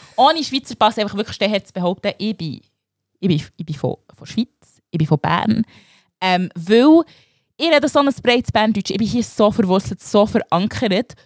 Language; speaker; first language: German; early bilingual, other home language; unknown